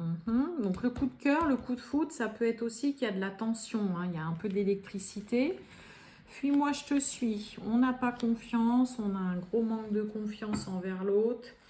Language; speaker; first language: French; native; French